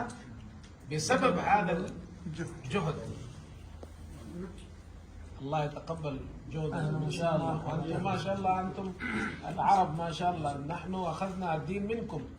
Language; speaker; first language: Arabic; non-native, fluent; Urdu